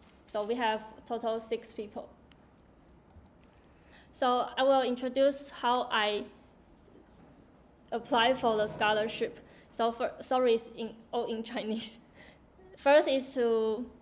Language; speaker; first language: English; non-native, learner; Chinese